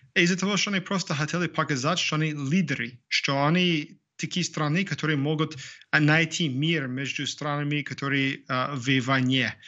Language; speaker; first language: Russian; non-native, fluent; English